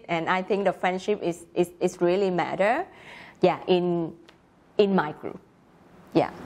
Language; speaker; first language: English; non-native, learner; Vietnamese